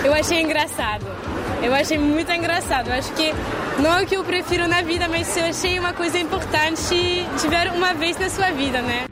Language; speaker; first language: Portuguese; non-native, fluent; French